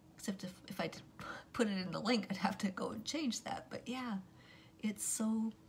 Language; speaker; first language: English; native; English